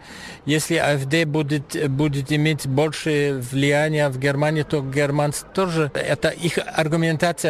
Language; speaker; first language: Russian; non-native, fluent; German